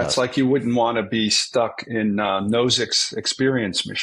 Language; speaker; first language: English; native; English